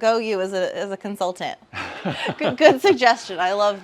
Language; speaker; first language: English; native; English